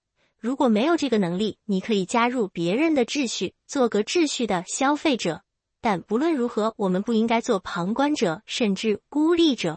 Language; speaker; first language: Chinese; native; Chinese